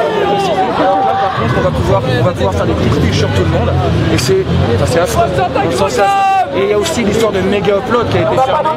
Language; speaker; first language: French; native; French